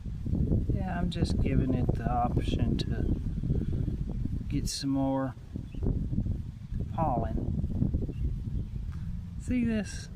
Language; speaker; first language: English; native; English